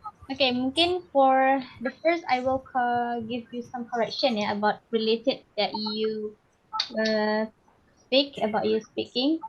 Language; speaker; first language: English; non-native, fluent; Indonesian